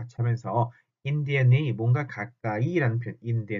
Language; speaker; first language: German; non-native, fluent; Korean